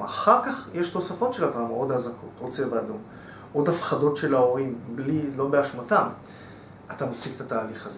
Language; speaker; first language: Hebrew; native; Hebrew